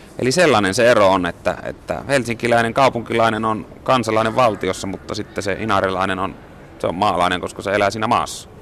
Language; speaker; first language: Finnish; native; Finnish